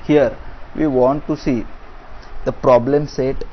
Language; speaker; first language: English; non-native, local second language; Marathi